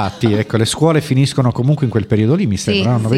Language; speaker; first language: Italian; native; Italian